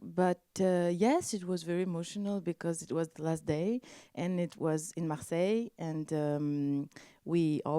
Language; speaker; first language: English; non-native, learner; French